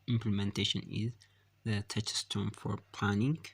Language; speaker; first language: English; non-native, local second language; Amharic